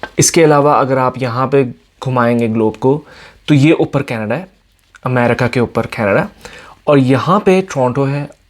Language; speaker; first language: Urdu; native; Urdu